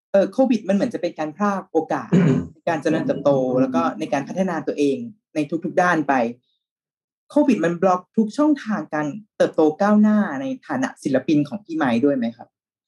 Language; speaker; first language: Thai; native; Thai